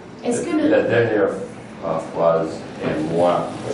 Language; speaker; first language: French; non-native, learner; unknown